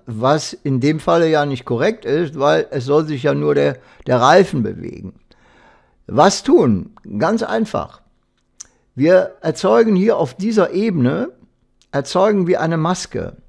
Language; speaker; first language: German; native; German